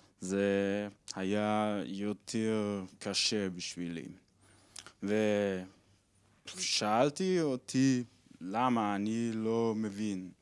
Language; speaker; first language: Hebrew; non-native, learner; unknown